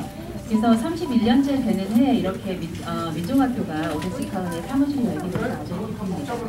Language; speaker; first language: Korean; native; Korean